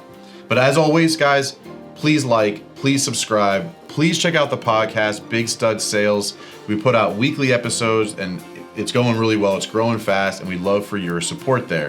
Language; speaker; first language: English; native; English